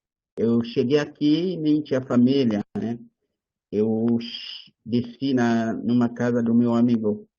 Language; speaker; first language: Portuguese; non-native, learner; Haitian Creole